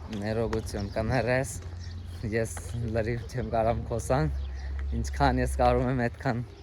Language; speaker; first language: Armenian; non-native, learner; Hindi